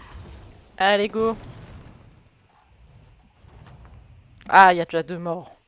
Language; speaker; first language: French; native; French